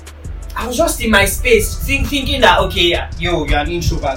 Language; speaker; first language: English; non-native, local second language; Yoruba